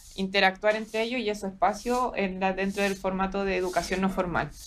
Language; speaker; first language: Spanish; native; Spanish